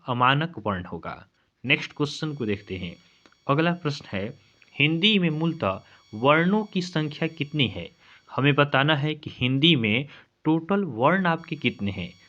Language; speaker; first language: Hindi; native; Hindi